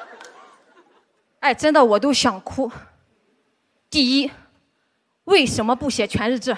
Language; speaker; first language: Chinese; native; Chinese